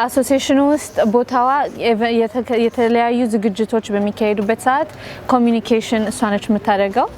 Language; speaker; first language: Amharic; early bilingual, heritage; Amharic